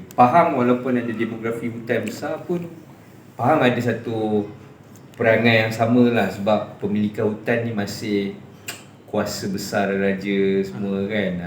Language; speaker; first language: Malay; native; Malay